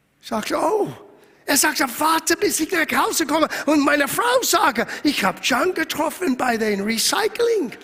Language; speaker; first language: German; non-native, fluent; English